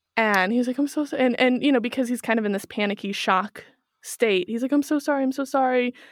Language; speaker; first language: English; native; English